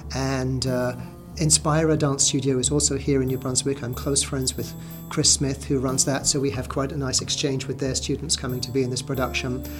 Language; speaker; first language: English; native; English